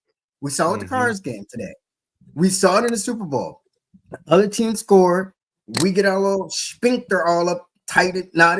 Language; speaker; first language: English; native; English